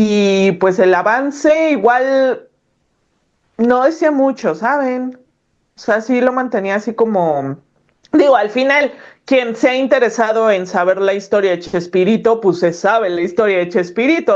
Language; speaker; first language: Spanish; native; Spanish